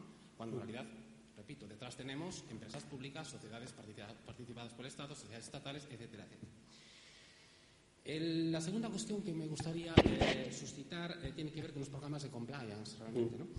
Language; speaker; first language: Spanish; native; Spanish